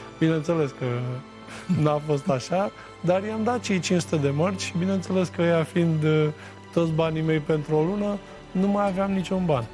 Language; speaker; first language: Romanian; native; Romanian